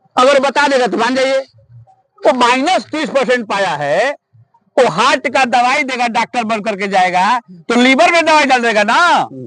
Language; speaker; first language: Hindi; native; Hindi